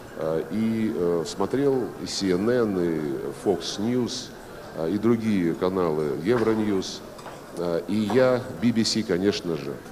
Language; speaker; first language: Russian; native; Russian